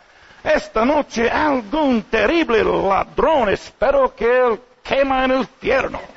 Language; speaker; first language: Spanish; non-native, learner; English